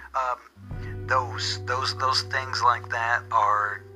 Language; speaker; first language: English; native; English